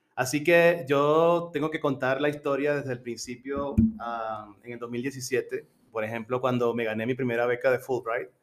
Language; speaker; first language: Spanish; native; Spanish